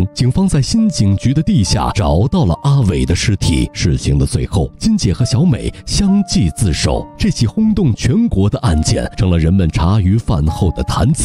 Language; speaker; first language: Chinese; native; Chinese